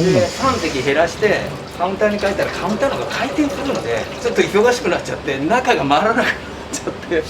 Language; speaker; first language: Japanese; native; Japanese